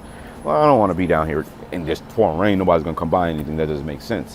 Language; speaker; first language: English; native; English